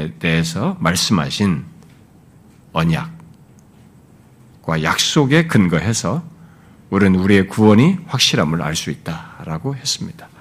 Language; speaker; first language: Korean; native; Korean